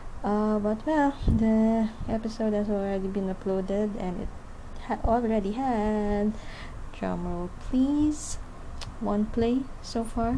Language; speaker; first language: English; non-native, local second language; Filipino